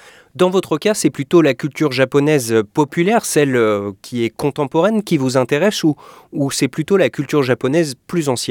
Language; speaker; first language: French; native; French